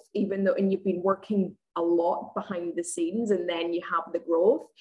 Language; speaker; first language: English; native; English